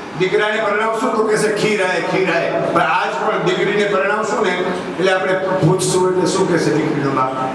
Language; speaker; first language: Gujarati; non-native, local second language; Kachhi